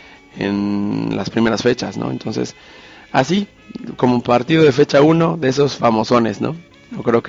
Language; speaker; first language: Spanish; native; Spanish